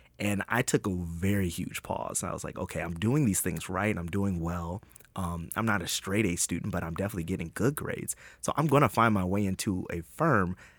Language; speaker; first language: English; native; English